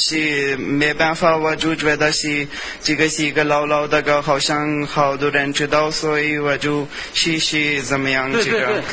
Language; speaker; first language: Chinese; non-native, learner; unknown